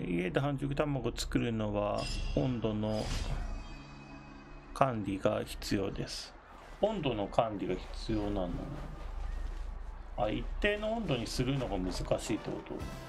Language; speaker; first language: Japanese; native; Japanese